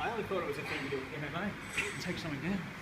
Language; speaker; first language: English; native; English